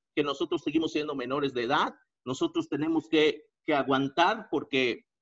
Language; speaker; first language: Spanish; native; Spanish